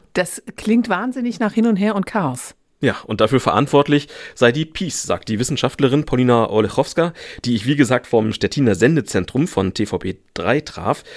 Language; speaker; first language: German; native; German